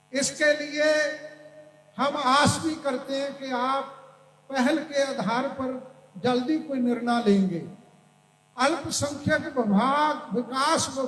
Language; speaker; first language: Hindi; non-native, local second language; Punjabi